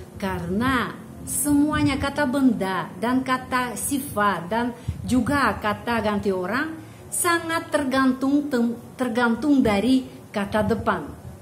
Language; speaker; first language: Indonesian; non-native, fluent; Russian